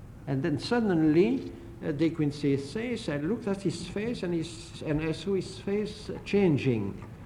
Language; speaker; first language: English; non-native, fluent; French